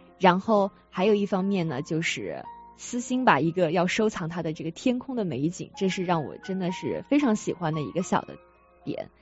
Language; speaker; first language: Chinese; native; Chinese